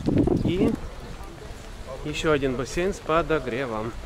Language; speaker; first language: Russian; native; Russian